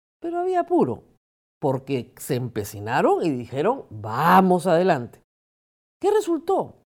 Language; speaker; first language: Spanish; native; Spanish